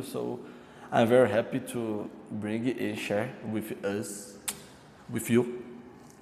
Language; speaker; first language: English; non-native, learner; Portuguese